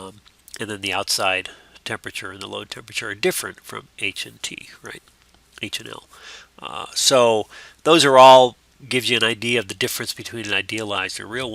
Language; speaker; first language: English; native; English